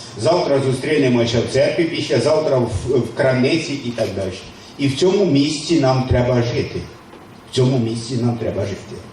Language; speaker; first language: Ukrainian; native; Ukrainian